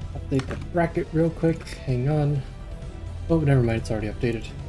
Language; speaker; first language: English; native; English